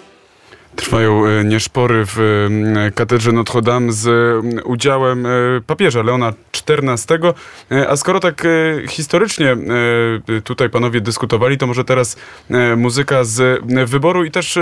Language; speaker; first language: Polish; native; Polish